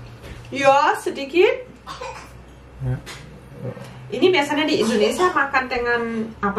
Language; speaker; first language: Indonesian; non-native, fluent; German